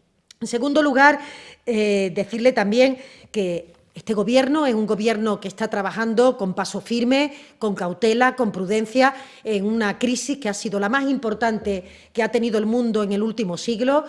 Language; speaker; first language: Spanish; native; Spanish